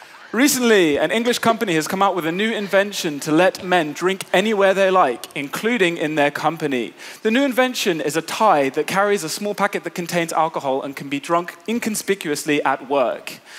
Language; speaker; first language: English; native; English